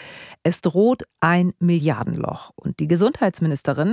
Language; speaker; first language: German; native; German